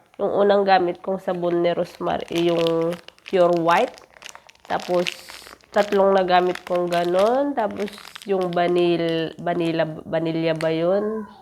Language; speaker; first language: Filipino; non-native, local second language; Iloko